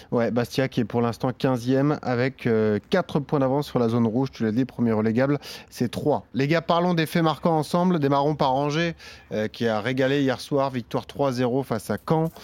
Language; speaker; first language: French; native; French